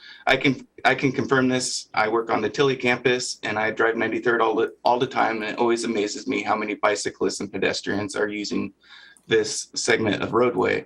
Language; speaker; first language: English; native; English